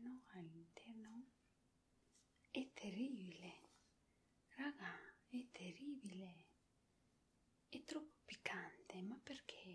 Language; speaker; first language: Italian; non-native, learner; Spanish